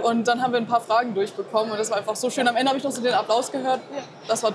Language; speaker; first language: German; native; German